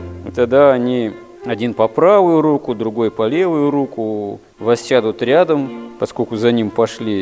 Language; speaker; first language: Russian; native; Russian